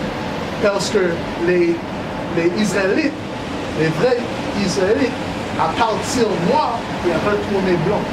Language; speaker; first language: French; non-native, learner; English